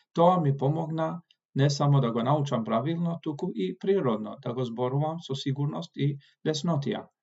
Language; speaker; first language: Macedonian; non-native, local second language; Albanian